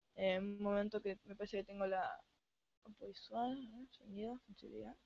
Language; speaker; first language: Spanish; native; Spanish